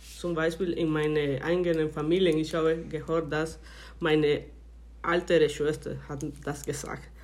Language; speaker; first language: German; non-native, learner; Spanish